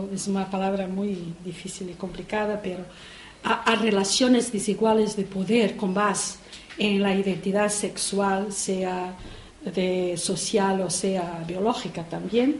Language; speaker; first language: Spanish; non-native, fluent; Portuguese